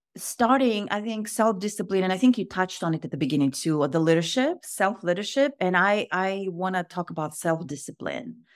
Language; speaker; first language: English; non-native, fluent; Russian